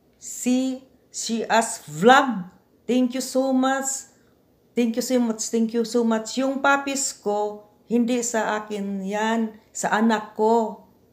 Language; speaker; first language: Filipino; non-native, local second language; Cebuano